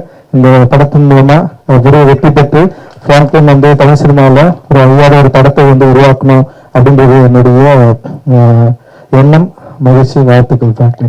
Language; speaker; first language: Tamil; native; Tamil